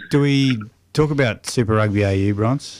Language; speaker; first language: English; native; English